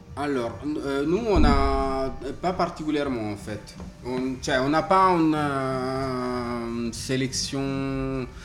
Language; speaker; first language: French; non-native, fluent; Italian